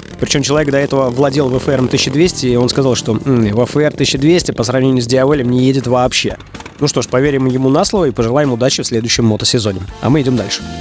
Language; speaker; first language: Russian; native; Russian